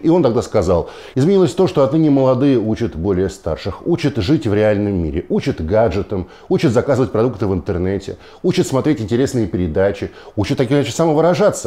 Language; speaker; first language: Russian; native; Russian